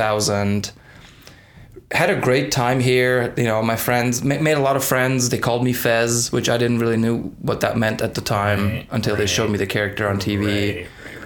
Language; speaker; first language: English; non-native, fluent; Persian